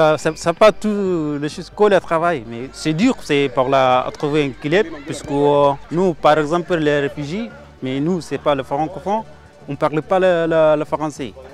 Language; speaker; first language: French; non-native, learner; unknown